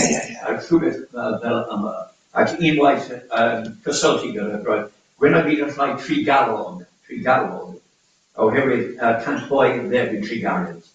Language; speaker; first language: Welsh; non-native, learner; English